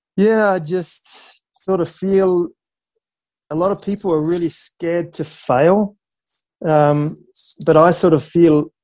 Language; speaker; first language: English; native; English